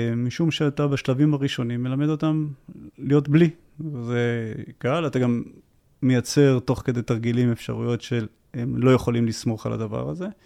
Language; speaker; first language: Hebrew; native; Hebrew